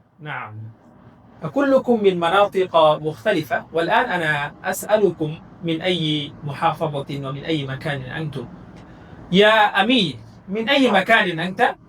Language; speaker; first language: Arabic; non-native, fluent; Bangla